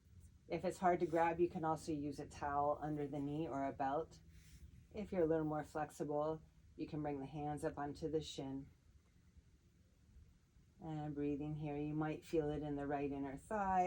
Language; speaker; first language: English; native; English